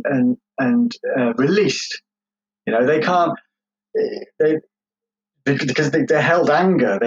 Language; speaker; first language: English; native; English